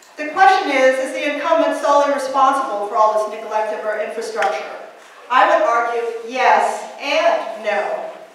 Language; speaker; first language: English; native; English